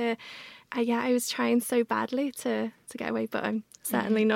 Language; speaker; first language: English; native; English